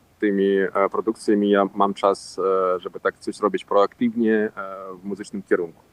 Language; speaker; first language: Polish; non-native, local second language; Russian